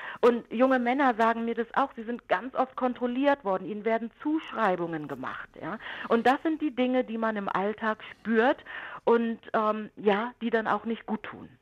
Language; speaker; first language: German; native; German